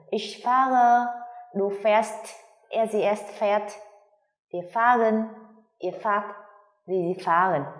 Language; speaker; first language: German; non-native, fluent; Vietnamese